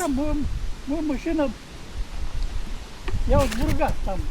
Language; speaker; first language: Russian; non-native, learner; Bulgarian